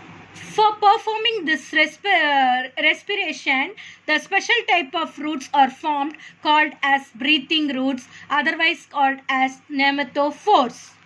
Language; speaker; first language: English; non-native, local second language; Tamil